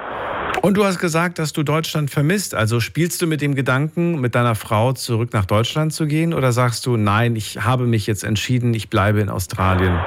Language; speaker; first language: German; native; German